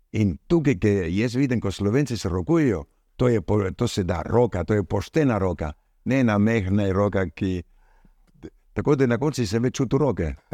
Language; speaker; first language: Slovenian; early bilingual, heritage; Slovenian